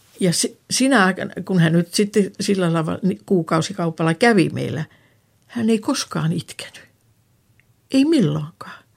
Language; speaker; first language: Finnish; native; Finnish